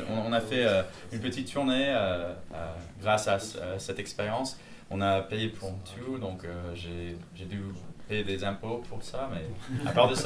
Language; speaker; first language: French; non-native, fluent; English